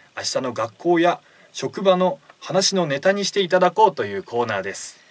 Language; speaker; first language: Japanese; native; Japanese